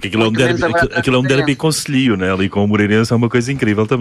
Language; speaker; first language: Portuguese; native; Portuguese